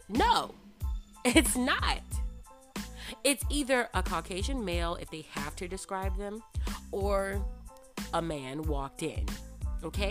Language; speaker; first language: English; native; English